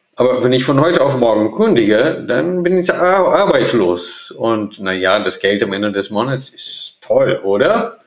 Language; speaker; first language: German; non-native, fluent; Portuguese